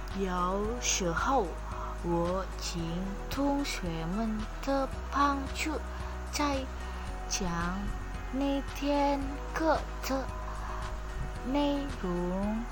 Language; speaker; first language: Chinese; non-native, learner; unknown